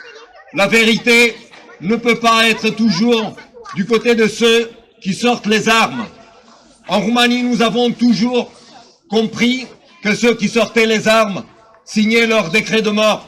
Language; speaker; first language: French; non-native, fluent; Romanian